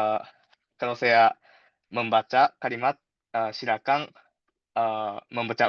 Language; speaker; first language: Indonesian; non-native, fluent; Japanese